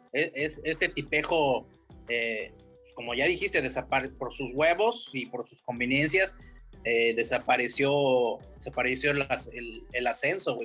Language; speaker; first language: Spanish; native; Spanish